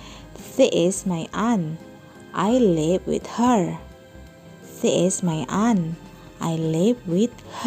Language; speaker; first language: English; non-native, fluent; Indonesian